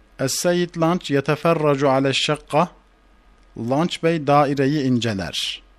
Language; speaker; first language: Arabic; non-native, fluent; Turkish